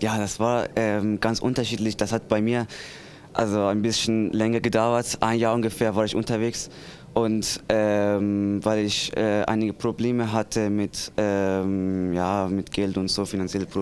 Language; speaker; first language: German; non-native, learner; Persian